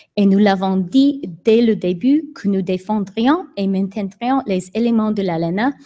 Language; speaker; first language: French; non-native, fluent; English